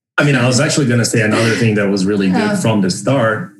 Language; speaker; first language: English; non-native, fluent; Portuguese